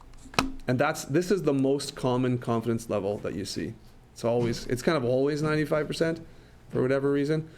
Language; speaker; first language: English; native; English